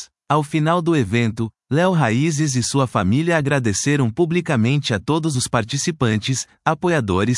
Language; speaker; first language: Portuguese; native; Portuguese